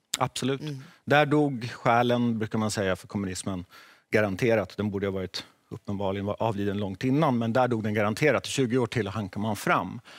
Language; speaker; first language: Swedish; early bilingual, other home language; Czech